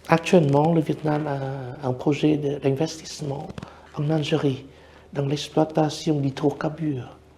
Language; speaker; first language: French; non-native, fluent; Vietnamese